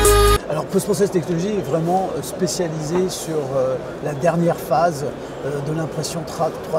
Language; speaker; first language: French; native; French